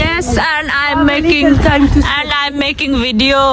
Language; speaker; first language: English; non-native, fluent; Nepali